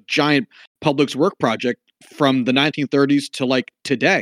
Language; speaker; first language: English; native; English